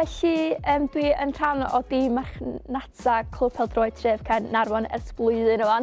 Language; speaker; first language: Welsh; native; Welsh